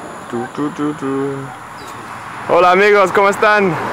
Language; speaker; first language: Spanish; non-native, fluent; English